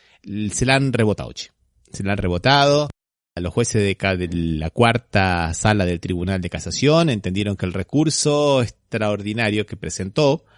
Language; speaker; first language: Spanish; native; Spanish